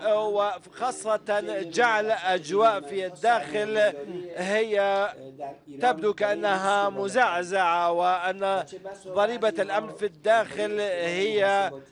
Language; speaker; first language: Arabic; non-native, fluent; Persian